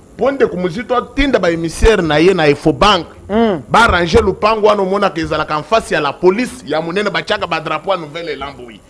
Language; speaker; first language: Lingala; non-native, local second language; Kituba (Democratic Republic of Congo)